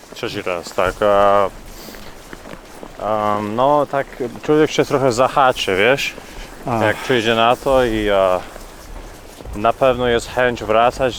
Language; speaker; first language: Polish; early bilingual, heritage; Polish